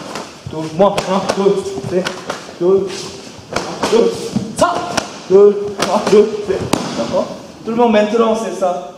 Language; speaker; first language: French; non-native, learner; Korean